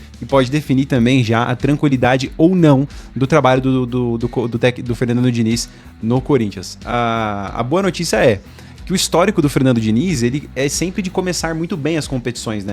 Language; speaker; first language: Portuguese; native; Portuguese